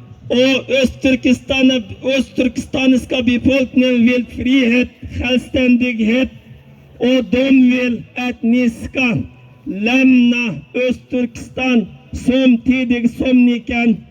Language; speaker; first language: Swedish; non-native, learner; Uyghur